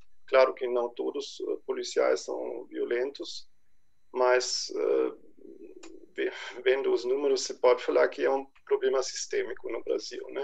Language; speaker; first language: Portuguese; non-native, fluent; German